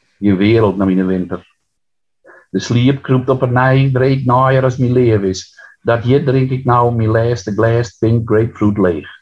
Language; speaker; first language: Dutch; non-native, local second language; Western Frisian